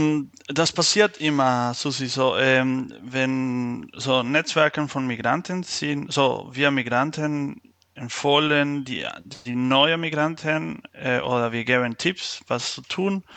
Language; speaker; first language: German; non-native, fluent; Spanish